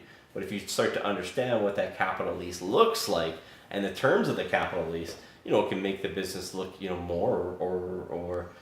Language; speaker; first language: English; native; English